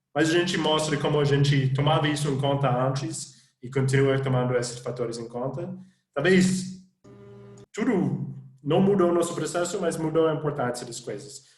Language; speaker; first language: Portuguese; non-native, fluent; English